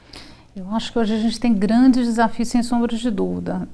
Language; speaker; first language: Portuguese; native; Portuguese